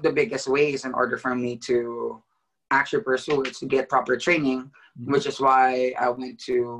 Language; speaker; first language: English; non-native, local second language; Filipino